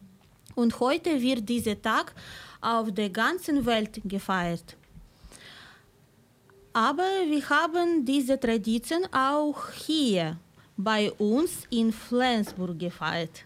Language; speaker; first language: German; non-native, fluent; Ukrainian